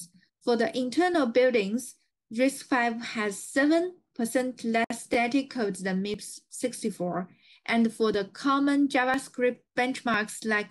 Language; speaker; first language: English; non-native, fluent; Chinese